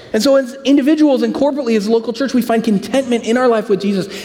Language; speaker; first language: English; native; English